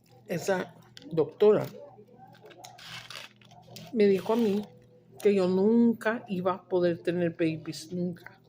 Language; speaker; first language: Spanish; early bilingual, heritage; Spanish